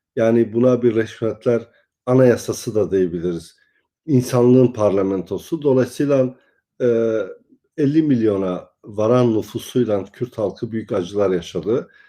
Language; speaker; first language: Turkish; non-native, local second language; Kurdish